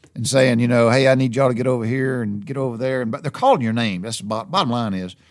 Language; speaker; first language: English; native; English